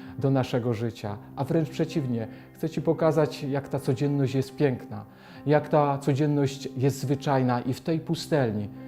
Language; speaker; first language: Polish; native; Polish